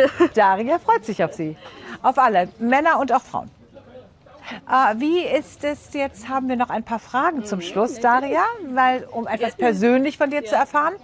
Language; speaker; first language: German; native; German